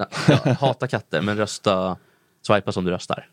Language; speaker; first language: Swedish; native; Swedish